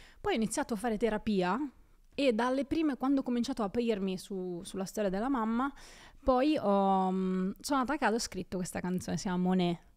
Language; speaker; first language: Italian; native; Italian